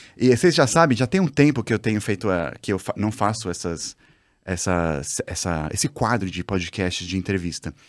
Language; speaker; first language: Portuguese; native; Portuguese